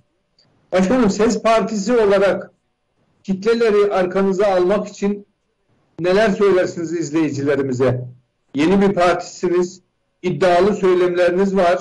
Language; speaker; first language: Turkish; native; Turkish